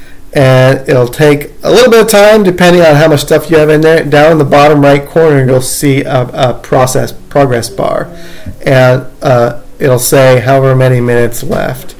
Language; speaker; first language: English; native; English